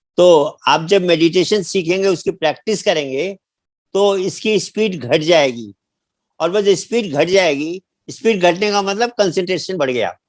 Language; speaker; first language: Hindi; native; Hindi